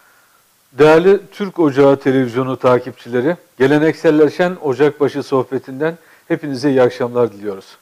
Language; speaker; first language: Turkish; native; Turkish